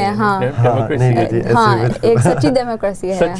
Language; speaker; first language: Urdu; non-native, learner; Gujarati